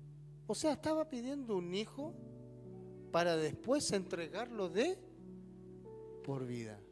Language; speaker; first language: Spanish; native; Spanish